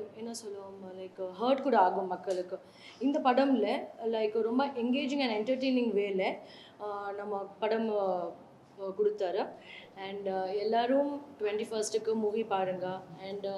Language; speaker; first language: Tamil; non-native, learner; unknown